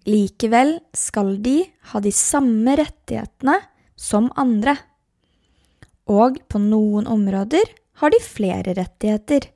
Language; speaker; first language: Swedish; non-native, learner; Norwegian